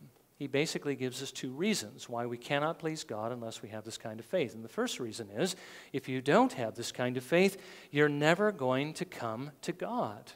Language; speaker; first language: English; native; English